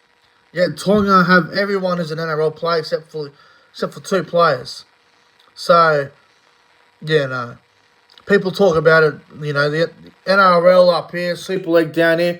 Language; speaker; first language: English; native; English